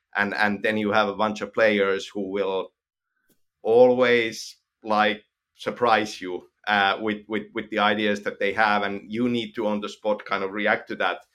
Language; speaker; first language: English; non-native, fluent; Finnish